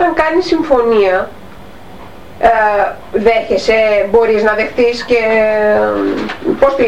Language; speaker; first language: Greek; native; Greek